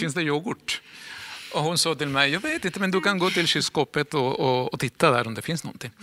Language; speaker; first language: Swedish; non-native, fluent; Spanish